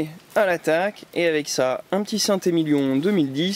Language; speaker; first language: French; native; French